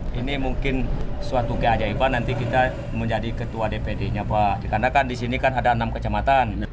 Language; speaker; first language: Indonesian; non-native, local second language; Minangkabau